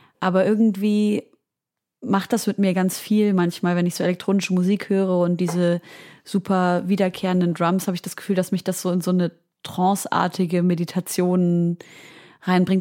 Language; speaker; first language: German; native; German